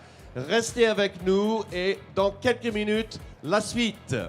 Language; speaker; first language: French; native; French